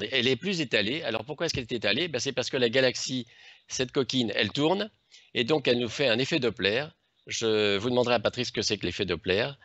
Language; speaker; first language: French; native; French